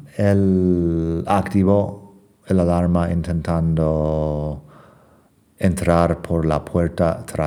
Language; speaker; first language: Spanish; non-native, fluent; English